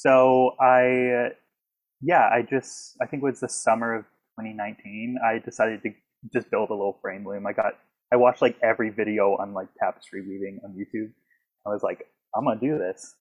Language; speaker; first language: English; native; English